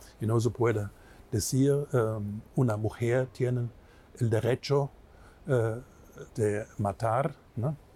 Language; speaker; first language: Spanish; non-native, fluent; German